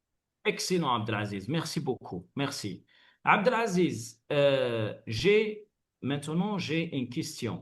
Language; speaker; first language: French; non-native, fluent; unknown